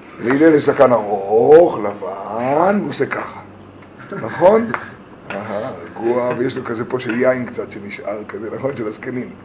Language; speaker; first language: Hebrew; native; Hebrew